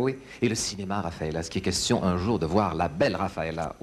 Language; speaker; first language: French; native; French